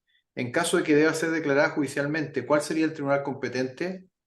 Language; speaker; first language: Spanish; native; Spanish